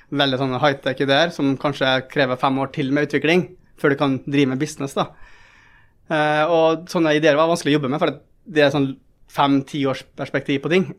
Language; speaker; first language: Norwegian; early bilingual, other home language; Tamil